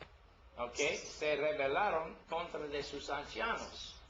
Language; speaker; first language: Spanish; non-native, learner; English